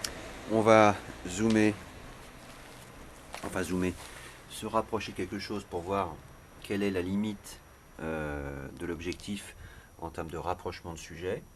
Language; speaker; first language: French; native; French